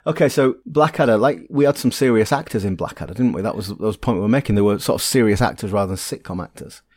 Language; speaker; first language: English; native; English